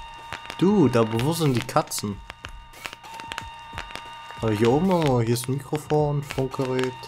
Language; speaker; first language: German; native; German